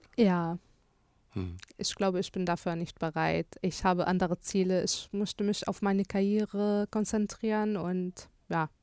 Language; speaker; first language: German; non-native, fluent; Arabic